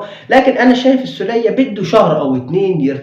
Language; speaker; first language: Arabic; native; Arabic